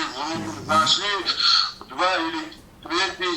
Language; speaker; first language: Russian; non-native, learner; Uzbek